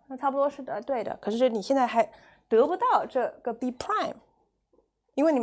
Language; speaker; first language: Chinese; non-native, fluent; English